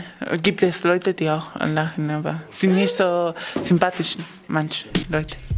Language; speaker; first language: German; non-native, learner; Spanish